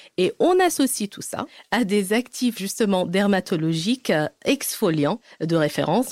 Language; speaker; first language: French; non-native, fluent; Arabic